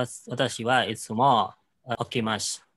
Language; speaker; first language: Japanese; non-native, learner; Indonesian